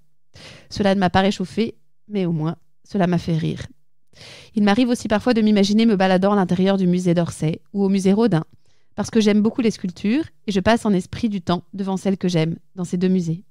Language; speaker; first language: French; native; French